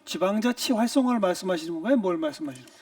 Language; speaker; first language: Korean; native; Korean